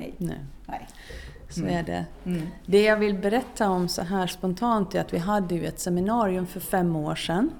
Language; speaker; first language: Swedish; native; Swedish